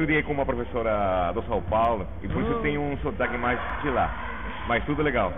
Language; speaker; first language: Portuguese; non-native, learner; Spanish